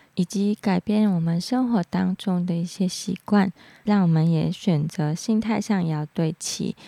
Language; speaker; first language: Chinese; non-native, local second language; Cantonese